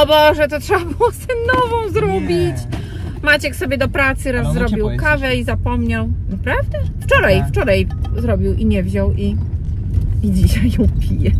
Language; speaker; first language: Polish; native; Polish